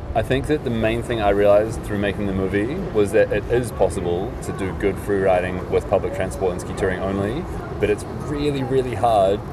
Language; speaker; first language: English; native; English